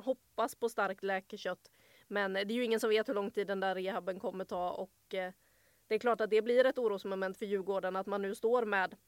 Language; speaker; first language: Swedish; native; Swedish